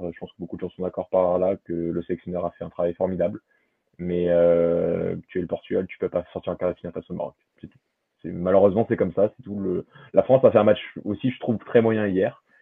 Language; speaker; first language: French; early bilingual, other home language; Portuguese